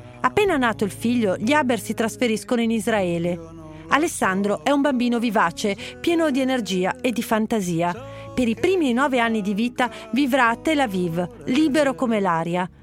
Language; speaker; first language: Italian; native; Italian